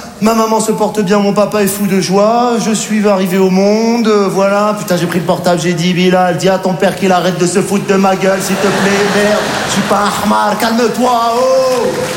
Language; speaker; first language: French; native; French